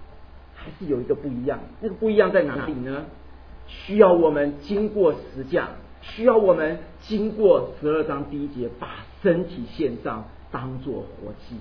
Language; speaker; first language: Chinese; native; Chinese